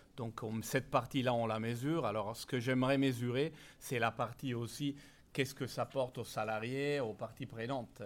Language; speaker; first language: French; non-native, fluent; Italian